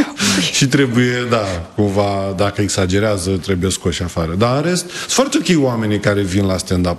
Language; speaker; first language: Romanian; native; Romanian